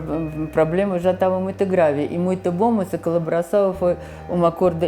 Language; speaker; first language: Portuguese; non-native, fluent; Russian